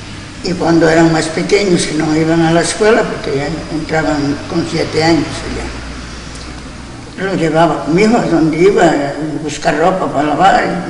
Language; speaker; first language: Spanish; non-native, local second language; Galician